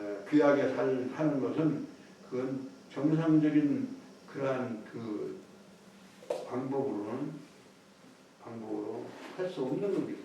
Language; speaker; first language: Korean; native; Korean